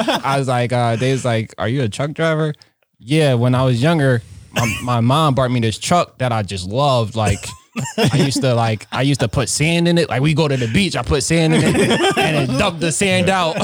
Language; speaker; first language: English; native; English